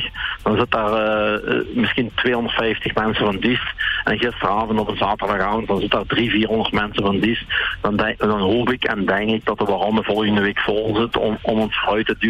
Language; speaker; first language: Dutch; native; Dutch